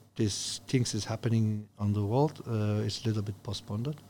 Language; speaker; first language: English; non-native, learner; Turkish